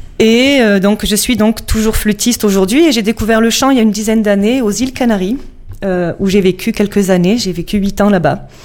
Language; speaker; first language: French; native; French